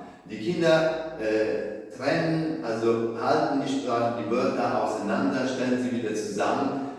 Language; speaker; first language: German; non-native, fluent; Italian